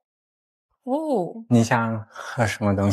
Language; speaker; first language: Chinese; non-native, fluent; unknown